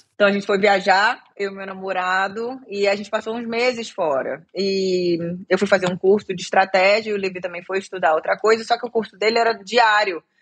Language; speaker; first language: Portuguese; native; Portuguese